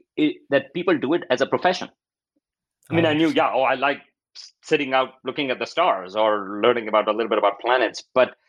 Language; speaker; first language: English; non-native, local second language; Urdu